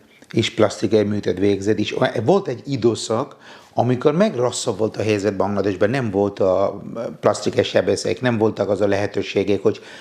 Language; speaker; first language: Hungarian; non-native, fluent; Bangla